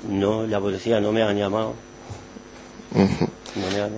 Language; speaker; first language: Spanish; non-native, learner; Arabic